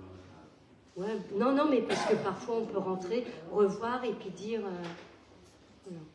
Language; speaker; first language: French; native; French